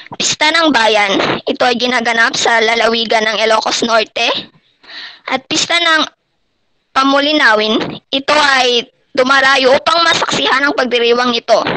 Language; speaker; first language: Filipino; non-native, local second language; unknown